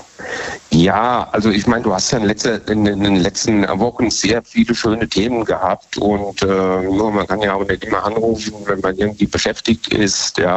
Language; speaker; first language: German; native; German